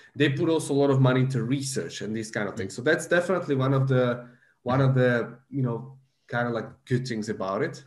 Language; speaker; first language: English; non-native, fluent; Slovak